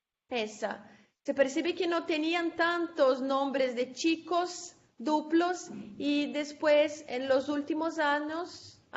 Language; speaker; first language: Spanish; non-native, fluent; Portuguese